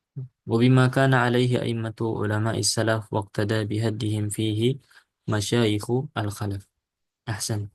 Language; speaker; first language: Arabic; non-native, fluent; Indonesian